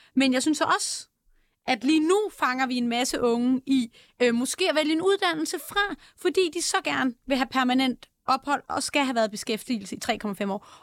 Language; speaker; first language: Danish; native; Danish